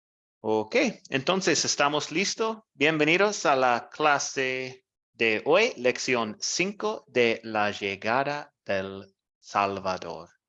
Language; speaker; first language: Spanish; non-native, fluent; English